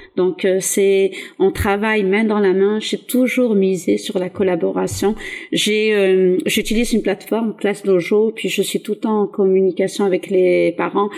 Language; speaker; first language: French; early bilingual, other home language; Arabic